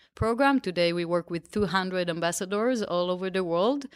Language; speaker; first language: English; non-native, fluent; Hebrew